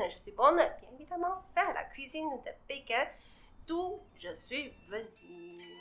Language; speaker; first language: French; non-native, fluent; Chinese